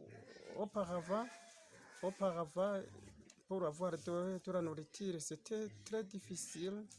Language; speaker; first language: French; non-native, local second language; Rundi